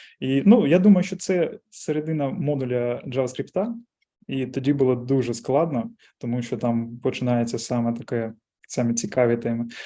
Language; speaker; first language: Ukrainian; non-native, local second language; Russian